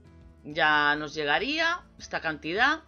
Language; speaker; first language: Spanish; native; Spanish